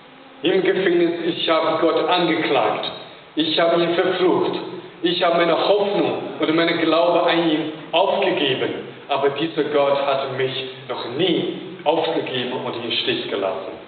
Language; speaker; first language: German; non-native, fluent; Chinese